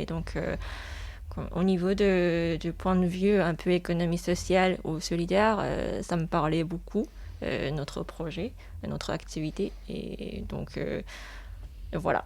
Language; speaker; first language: French; non-native, fluent; Japanese